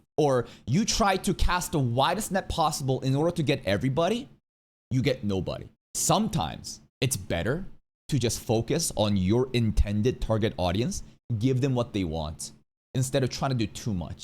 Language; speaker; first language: English; native; English